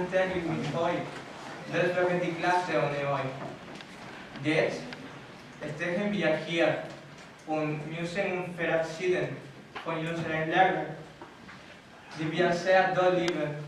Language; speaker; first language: German; non-native, learner; Spanish